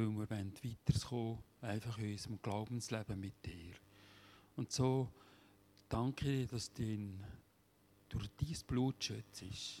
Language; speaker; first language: German; native; German